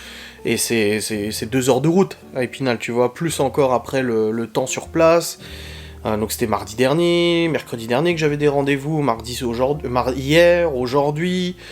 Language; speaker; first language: French; native; French